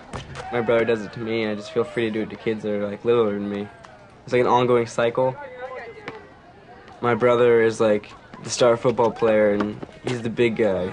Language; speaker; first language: English; native; English